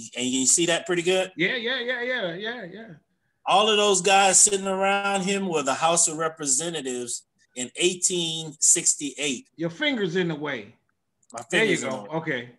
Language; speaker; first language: English; native; English